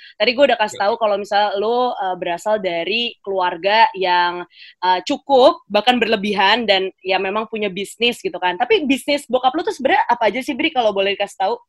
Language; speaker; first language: Indonesian; native; Indonesian